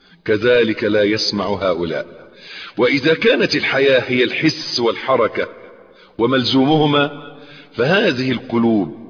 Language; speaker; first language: Arabic; native; Arabic